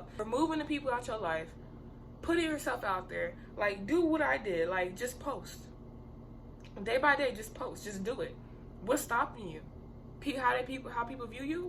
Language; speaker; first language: English; native; English